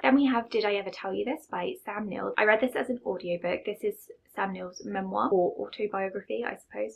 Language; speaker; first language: English; native; English